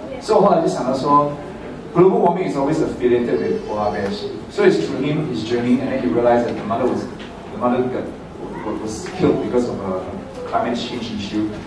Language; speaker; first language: English; non-native, local second language; Chinese